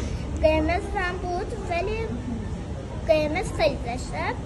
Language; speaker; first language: Persian; native; Persian